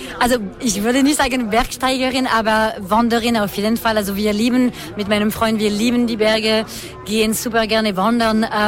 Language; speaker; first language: German; non-native, fluent; French